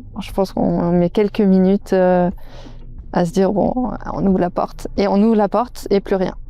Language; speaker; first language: French; native; French